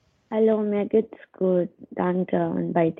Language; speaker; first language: German; non-native, learner; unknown